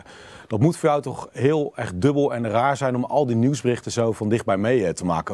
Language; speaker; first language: Dutch; native; Dutch